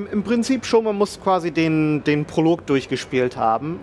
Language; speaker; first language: German; native; German